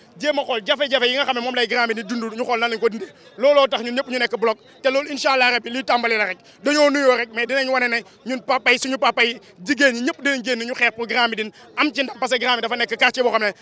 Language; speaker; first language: Wolof; native; Wolof